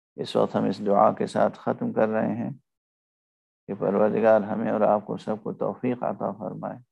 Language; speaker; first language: Urdu; native; Urdu